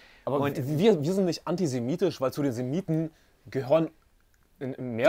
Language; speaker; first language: German; native; German